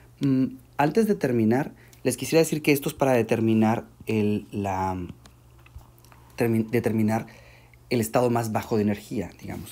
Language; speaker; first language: Spanish; native; Spanish